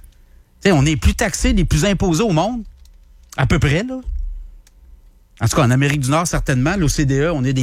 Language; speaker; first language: French; native; French